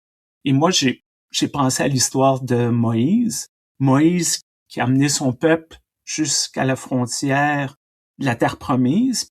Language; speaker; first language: French; native; French